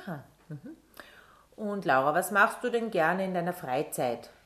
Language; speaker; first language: German; native; German